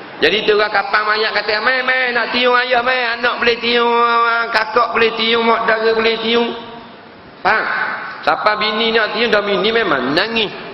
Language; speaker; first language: Malay; native; Malay